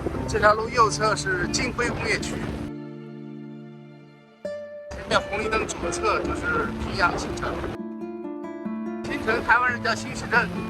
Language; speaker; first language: Chinese; native; Chinese